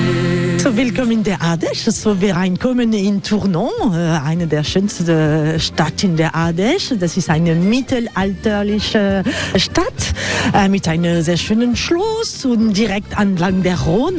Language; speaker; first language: German; non-native, fluent; French